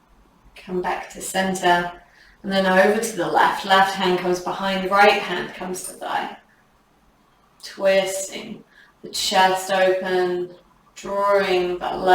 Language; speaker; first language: English; native; English